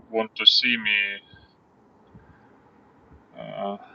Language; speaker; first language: English; non-native, learner; Russian